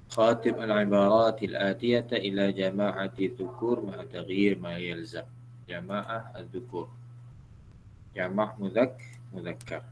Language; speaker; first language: Arabic; non-native, fluent; Malay